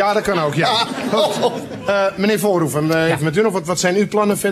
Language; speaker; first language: Dutch; native; Dutch